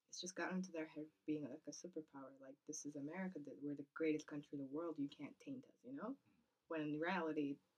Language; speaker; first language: English; non-native, fluent; Kazakh